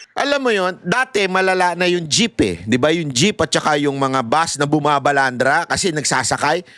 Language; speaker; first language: Filipino; native; Filipino